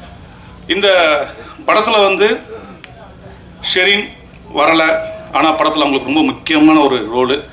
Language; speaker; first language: Tamil; native; Tamil